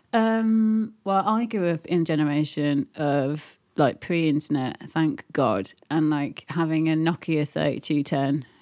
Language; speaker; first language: English; native; English